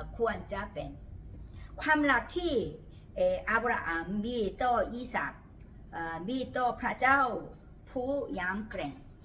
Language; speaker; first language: Thai; non-native, fluent; Korean